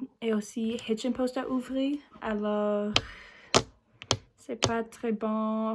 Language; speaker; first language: French; non-native, learner; English